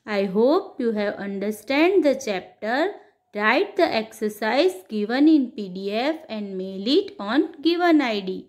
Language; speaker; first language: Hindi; non-native, local second language; Gujarati